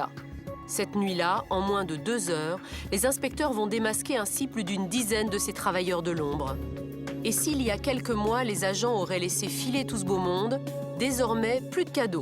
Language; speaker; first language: French; native; French